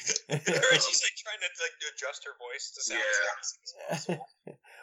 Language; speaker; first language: English; native; English